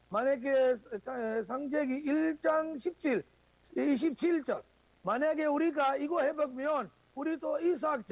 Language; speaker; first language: Korean; non-native, learner; Urdu